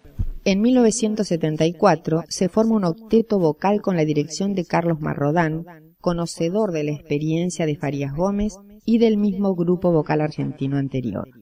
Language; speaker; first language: Spanish; native; Spanish